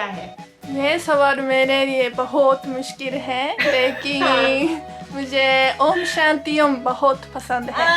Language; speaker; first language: Hindi; non-native, learner; Japanese